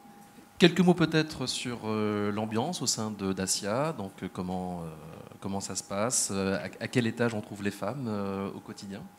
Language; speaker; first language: French; native; French